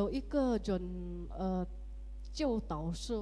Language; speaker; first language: Chinese; early bilingual, heritage; Indonesian